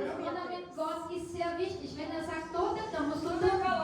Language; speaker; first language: German; non-native, fluent; Portuguese